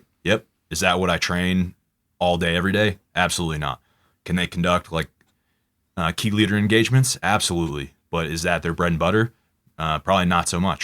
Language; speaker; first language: English; native; English